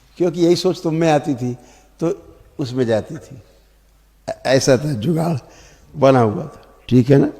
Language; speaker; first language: Hindi; native; Hindi